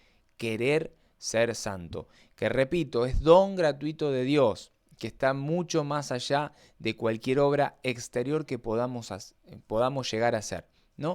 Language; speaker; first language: Spanish; native; Spanish